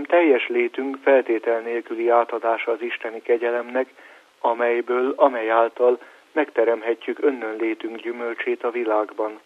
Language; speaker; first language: Hungarian; native; Hungarian